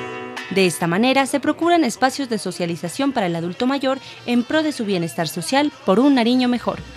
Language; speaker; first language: Spanish; native; Spanish